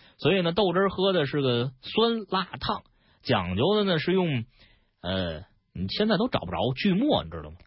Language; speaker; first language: Chinese; native; Chinese